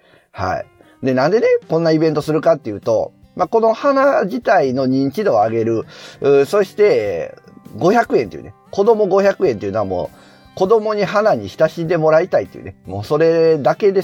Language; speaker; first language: Japanese; native; Japanese